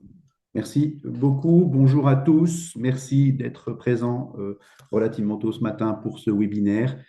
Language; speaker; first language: French; native; French